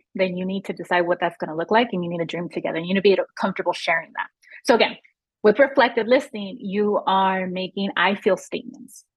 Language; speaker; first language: English; native; English